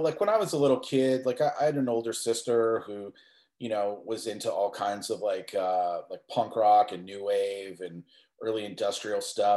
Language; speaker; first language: English; native; English